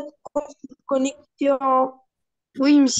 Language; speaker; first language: French; non-native, learner; Arabic